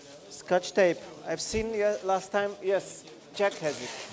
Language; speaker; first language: English; non-native, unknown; Polish